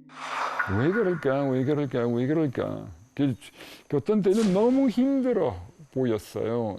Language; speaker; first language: Korean; non-native, fluent; French